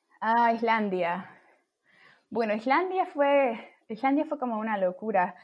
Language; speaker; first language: Spanish; native; Spanish